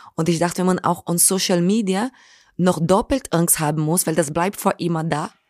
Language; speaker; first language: German; non-native, fluent; Portuguese